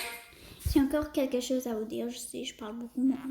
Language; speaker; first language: French; early bilingual, other home language; Portuguese